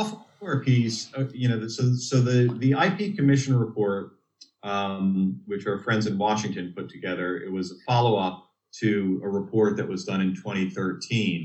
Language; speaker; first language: English; native; English